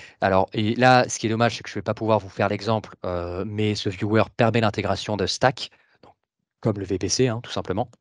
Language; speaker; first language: French; native; French